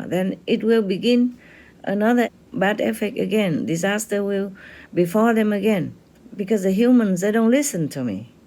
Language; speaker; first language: English; non-native, fluent; Vietnamese